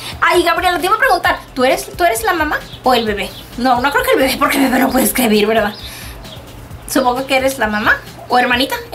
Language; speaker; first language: Spanish; early bilingual, heritage; Spanish